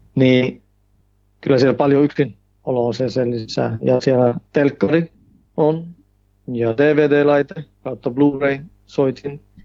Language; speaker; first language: Finnish; early bilingual, heritage; Finnish